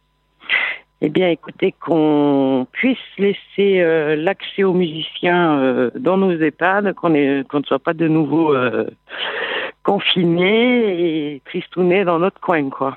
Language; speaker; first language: French; native; French